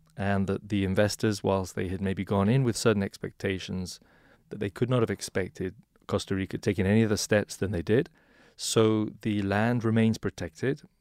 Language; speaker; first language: English; native; English